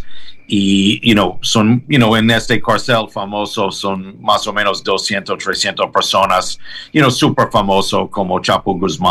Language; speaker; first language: Spanish; non-native, learner; English